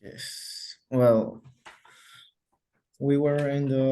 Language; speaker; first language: English; non-native, learner; Spanish